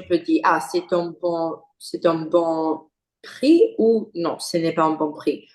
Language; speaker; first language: French; non-native, learner; English